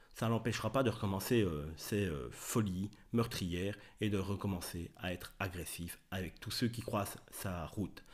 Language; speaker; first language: French; native; French